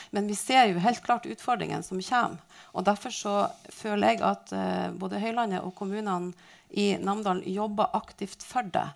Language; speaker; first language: Norwegian; native; Norwegian